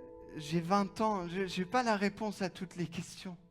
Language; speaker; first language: French; non-native, fluent; German